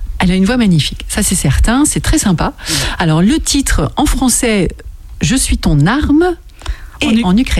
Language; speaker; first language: French; native; French